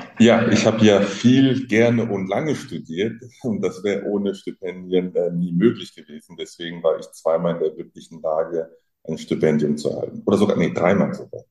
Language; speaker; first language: German; early bilingual, other home language; French